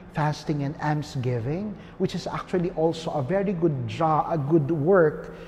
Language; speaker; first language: English; non-native, local second language; Filipino